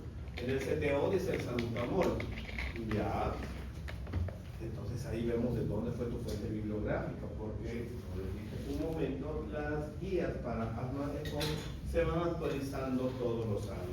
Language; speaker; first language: Spanish; native; Spanish